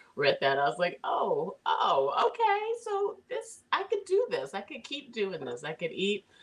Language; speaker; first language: English; native; English